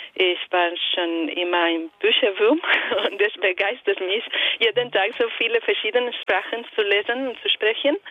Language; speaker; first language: German; non-native, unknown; Italian